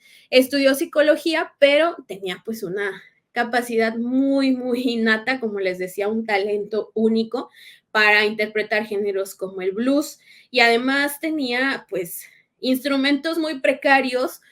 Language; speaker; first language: Spanish; native; Spanish